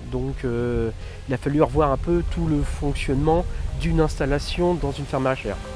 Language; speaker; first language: French; native; French